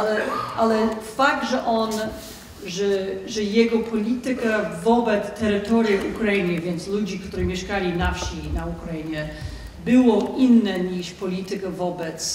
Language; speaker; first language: Polish; non-native, fluent; English